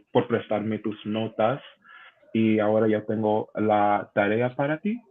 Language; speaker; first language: Spanish; non-native, learner; English